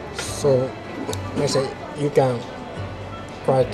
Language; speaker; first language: English; non-native, learner; Japanese